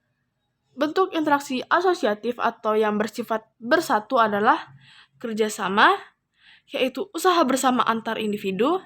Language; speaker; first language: Indonesian; native; Indonesian